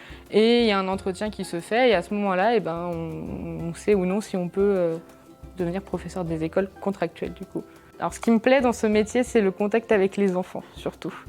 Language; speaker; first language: French; native; French